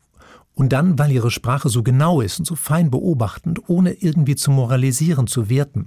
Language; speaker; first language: German; native; German